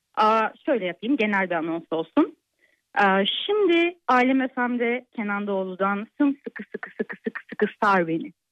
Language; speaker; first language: Turkish; native; Turkish